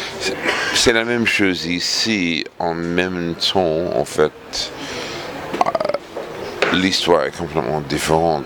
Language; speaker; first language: French; non-native, fluent; English